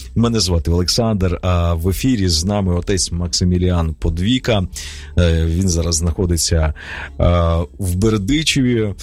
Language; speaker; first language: Ukrainian; native; Ukrainian